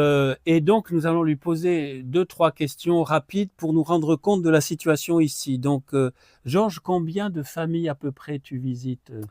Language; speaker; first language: French; native; French